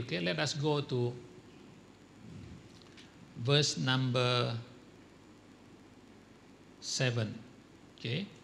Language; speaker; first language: English; non-native, local second language; Malay